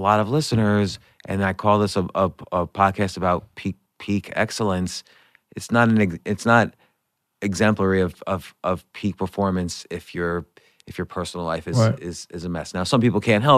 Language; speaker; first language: English; native; English